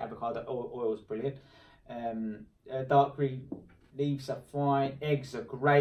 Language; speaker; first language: English; native; English